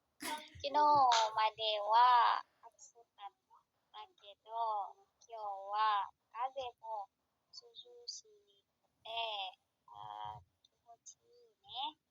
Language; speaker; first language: Japanese; non-native, learner; Indonesian